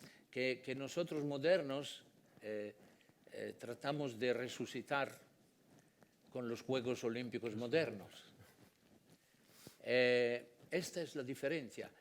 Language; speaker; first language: Spanish; non-native, fluent; Italian